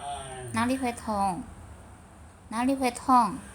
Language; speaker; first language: Chinese; early bilingual, heritage; Chinese